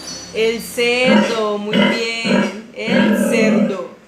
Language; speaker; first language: Spanish; native; Spanish